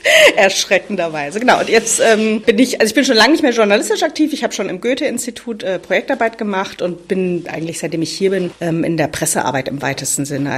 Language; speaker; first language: German; native; German